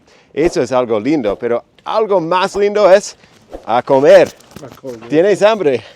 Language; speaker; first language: Spanish; non-native, fluent; English